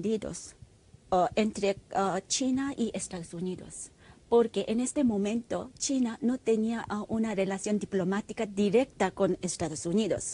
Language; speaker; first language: Spanish; non-native, fluent; Korean